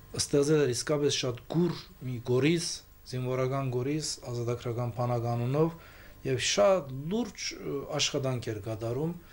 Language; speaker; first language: Armenian; early bilingual, heritage; Armenian